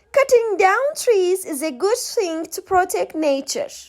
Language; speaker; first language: English; non-native, fluent; Turkish